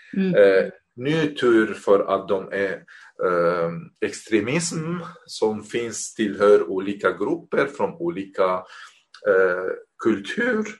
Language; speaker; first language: Swedish; non-native, fluent; Arabic